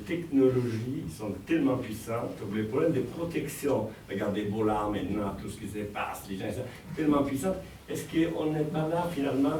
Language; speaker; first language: French; native; French